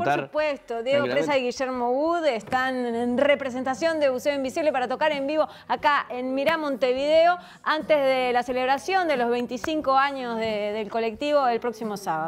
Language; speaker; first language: Spanish; native; Spanish